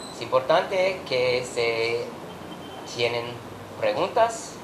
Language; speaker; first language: Spanish; non-native, learner; English